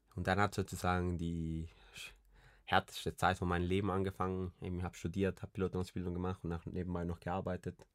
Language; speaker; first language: German; early bilingual, other home language; Spanish